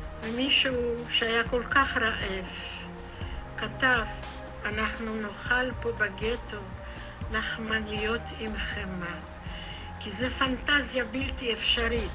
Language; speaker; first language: Hebrew; non-native, fluent; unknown